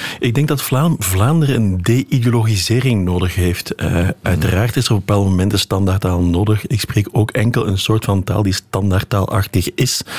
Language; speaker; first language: Dutch; native; Dutch